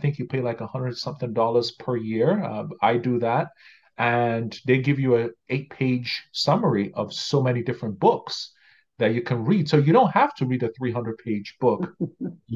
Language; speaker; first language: English; non-native, local second language; Yoruba